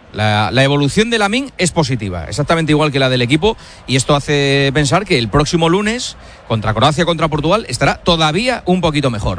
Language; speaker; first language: Spanish; native; Spanish